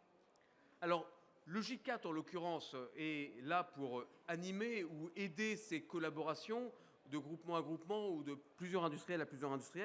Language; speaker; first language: French; native; French